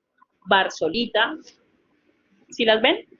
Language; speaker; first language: Spanish; native; Spanish